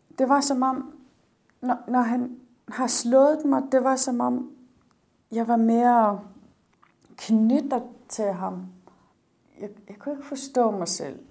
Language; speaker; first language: Danish; non-native, local second language; Kalaallisut